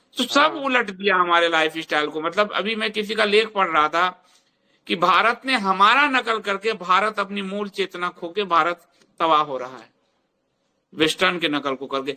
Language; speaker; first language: Hindi; native; Hindi